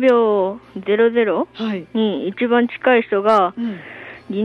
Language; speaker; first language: Japanese; native; Japanese